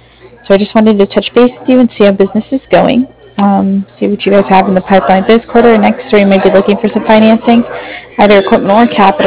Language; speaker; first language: English; native; English